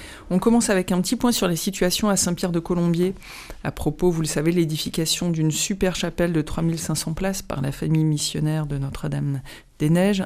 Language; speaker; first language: French; native; French